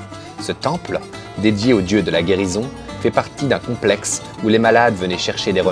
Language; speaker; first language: French; native; French